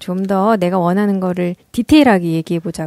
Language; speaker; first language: Korean; native; Korean